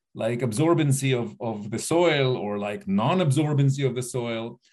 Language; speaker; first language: English; native; English